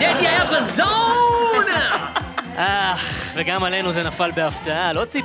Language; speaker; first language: Hebrew; native; Hebrew